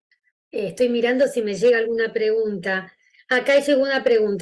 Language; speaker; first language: Spanish; native; Spanish